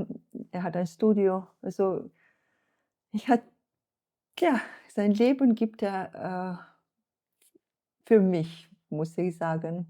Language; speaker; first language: German; non-native, fluent; Slovenian